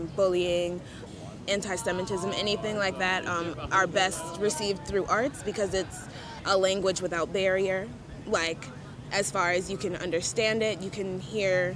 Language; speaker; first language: English; native; English